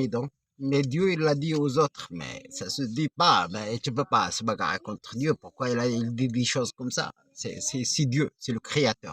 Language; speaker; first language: French; non-native, fluent; Arabic